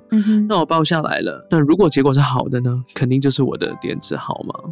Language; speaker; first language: Chinese; non-native, local second language; Cantonese